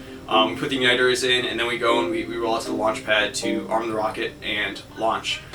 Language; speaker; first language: English; native; English